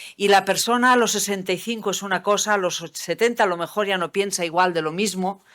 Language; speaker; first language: Spanish; non-native, local second language; Catalan